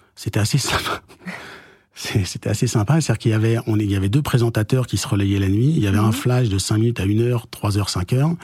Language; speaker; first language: French; native; French